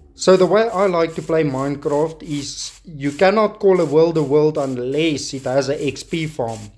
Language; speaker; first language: English; non-native, local second language; Afrikaans